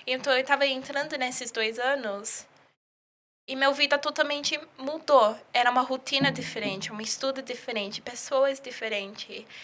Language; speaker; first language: Portuguese; early bilingual, heritage; English